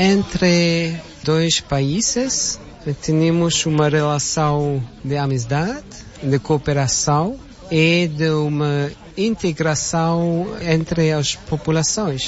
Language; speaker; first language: Portuguese; non-native, fluent; Luxembourgish